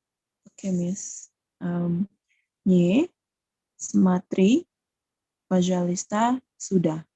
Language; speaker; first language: Russian; non-native, learner; Indonesian